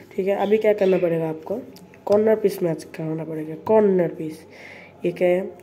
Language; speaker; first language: Hindi; non-native, local second language; Bangla